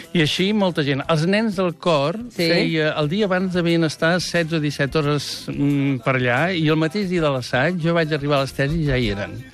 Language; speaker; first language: Catalan; native; Catalan